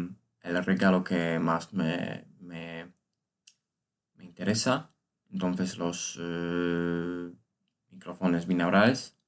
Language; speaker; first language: Spanish; non-native, learner; Polish